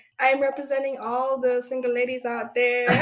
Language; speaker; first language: English; non-native, local second language; Aklanon